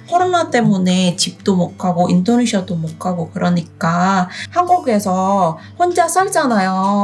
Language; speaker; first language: Korean; non-native, fluent; Indonesian